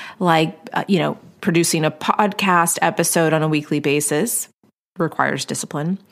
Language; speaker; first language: English; early bilingual, other home language; Spanish